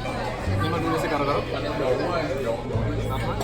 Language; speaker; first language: Indonesian; non-native, learner; German